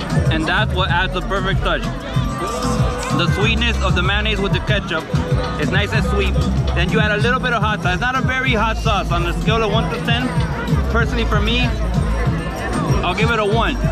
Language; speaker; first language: English; early bilingual, other home language; Spanish